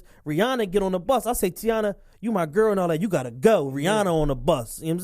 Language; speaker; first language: English; native; English